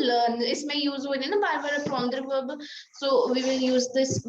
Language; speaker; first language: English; non-native, local second language; Hindi